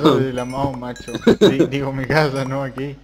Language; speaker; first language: Spanish; native; Spanish